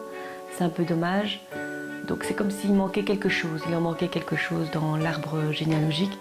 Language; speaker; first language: French; early bilingual, other home language; Korean